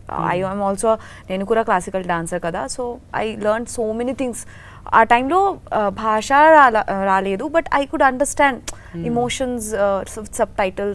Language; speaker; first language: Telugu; non-native, learner; Bangla